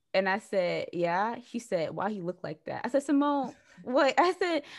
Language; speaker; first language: English; native; English